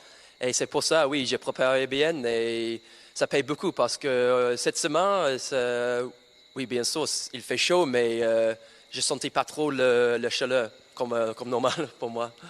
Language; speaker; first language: French; non-native, learner; English